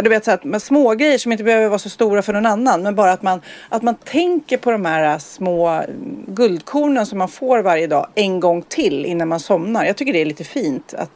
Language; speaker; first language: Swedish; native; Swedish